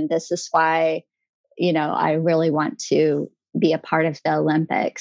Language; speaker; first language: English; native; English